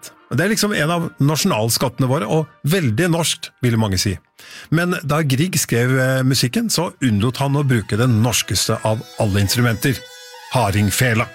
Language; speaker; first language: Norwegian; native; Norwegian